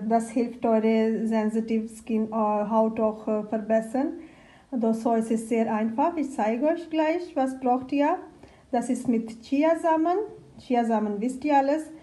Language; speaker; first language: German; non-native, learner; Urdu